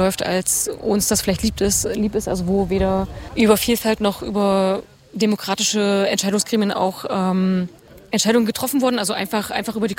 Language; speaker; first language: German; native; German